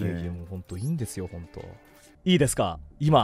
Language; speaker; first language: Japanese; native; Japanese